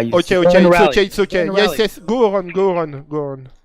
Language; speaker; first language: English; non-native, learner; French